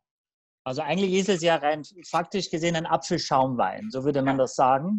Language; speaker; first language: German; native; German